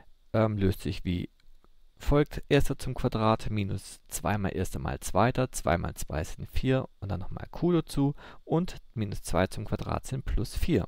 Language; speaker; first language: German; native; German